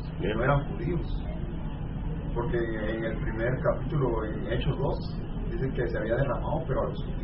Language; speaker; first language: Spanish; native; Spanish